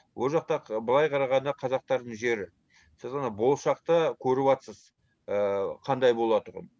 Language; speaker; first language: Kazakh; early bilingual, heritage; Kazakh